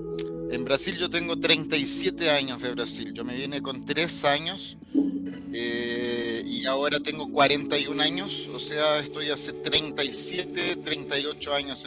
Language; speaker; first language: Spanish; early bilingual, heritage; Spanish